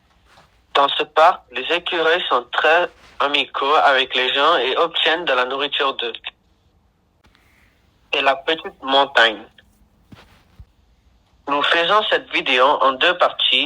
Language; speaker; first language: French; non-native, learner; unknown